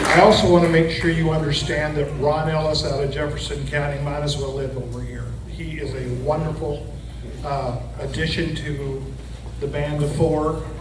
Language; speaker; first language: English; native; English